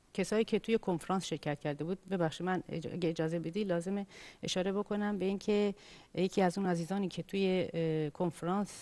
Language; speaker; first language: Persian; non-native, local second language; Kurdish